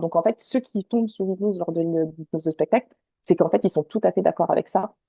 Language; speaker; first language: French; native; French